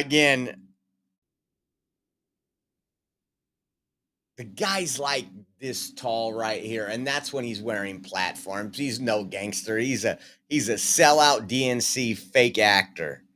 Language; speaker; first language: English; native; English